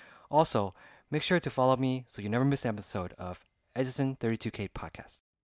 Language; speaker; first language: English; early bilingual, other home language; Vietnamese